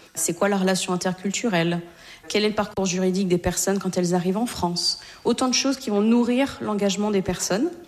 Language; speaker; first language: French; native; French